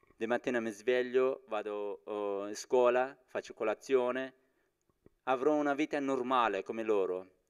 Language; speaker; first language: Italian; non-native, fluent; Persian